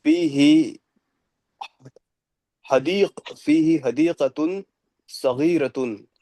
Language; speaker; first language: Arabic; non-native, learner; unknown